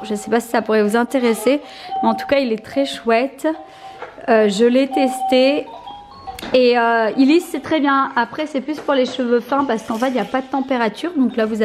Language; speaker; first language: French; native; French